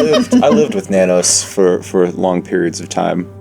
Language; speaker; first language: English; native; English